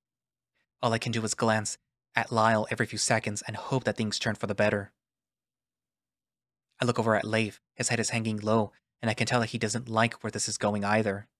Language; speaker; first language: English; native; English